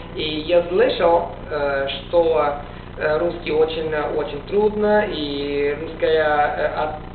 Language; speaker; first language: Russian; non-native, learner; Italian